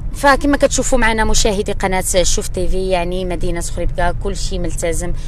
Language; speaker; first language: Arabic; non-native, local second language; Central Atlas Tamazight